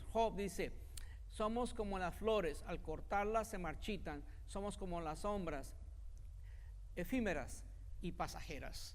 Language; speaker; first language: Spanish; native; Spanish